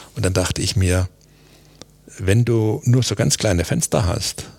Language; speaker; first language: German; native; German